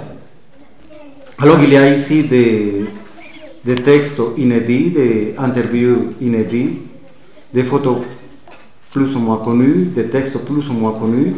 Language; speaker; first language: French; non-native, fluent; Spanish